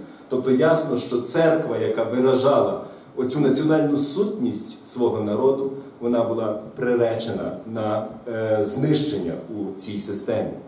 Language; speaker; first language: Ukrainian; native; Ukrainian